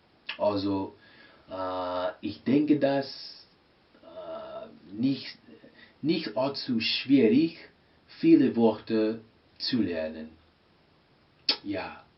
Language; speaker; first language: German; non-native, learner; English